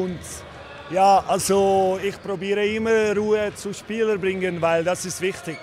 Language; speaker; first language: German; non-native, fluent; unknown